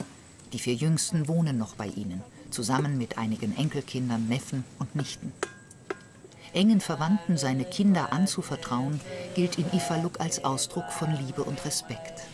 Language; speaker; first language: German; native; German